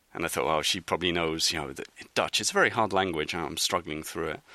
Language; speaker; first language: English; native; English